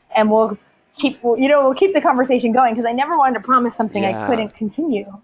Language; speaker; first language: English; native; English